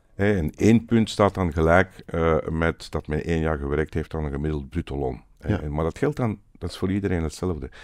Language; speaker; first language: Dutch; native; Dutch